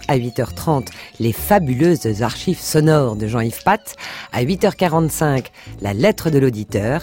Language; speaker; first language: French; native; French